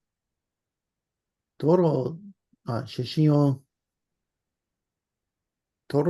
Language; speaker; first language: Japanese; non-native, learner; English